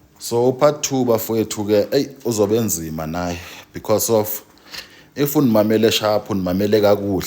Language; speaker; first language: Zulu; non-native, local second language; Xhosa